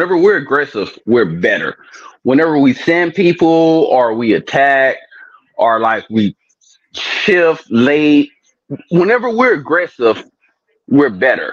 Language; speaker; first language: English; native; English